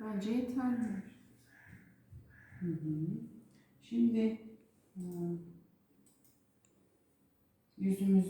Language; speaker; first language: Turkish; non-native, learner; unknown